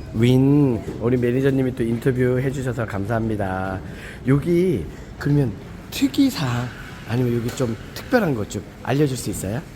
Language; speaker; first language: Korean; native; Korean